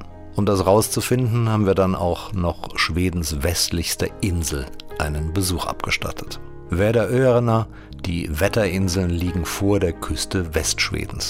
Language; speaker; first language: German; native; German